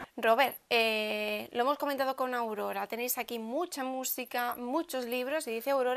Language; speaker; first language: Spanish; native; Spanish